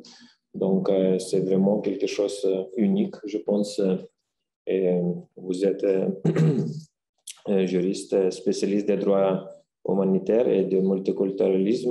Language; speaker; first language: French; non-native, fluent; Lithuanian